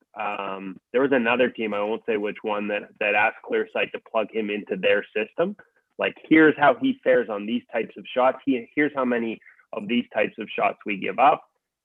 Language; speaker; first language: English; native; English